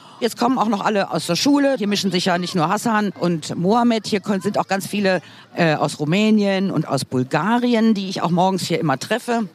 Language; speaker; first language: German; native; German